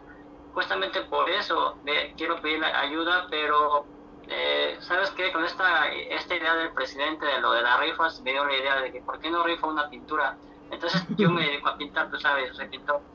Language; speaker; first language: Spanish; native; Spanish